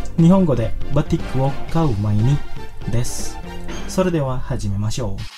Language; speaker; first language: Japanese; non-native, fluent; Indonesian